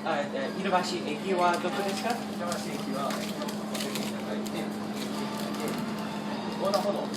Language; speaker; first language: Japanese; non-native, learner; English